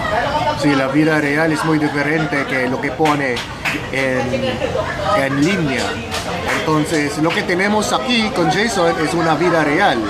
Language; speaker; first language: Spanish; non-native, fluent; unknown